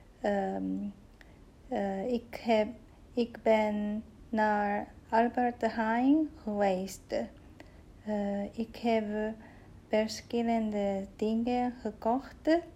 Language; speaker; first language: Dutch; non-native, learner; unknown